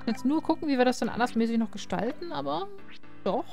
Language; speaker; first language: German; native; German